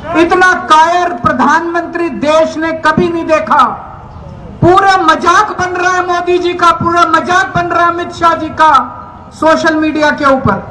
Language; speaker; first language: Hindi; native; Hindi